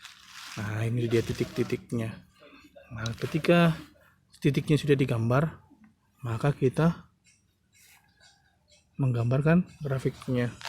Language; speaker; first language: Indonesian; native; Indonesian